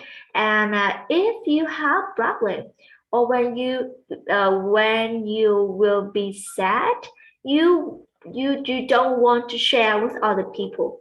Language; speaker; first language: English; non-native, fluent; Vietnamese